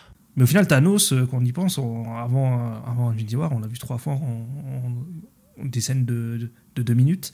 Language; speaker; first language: French; native; French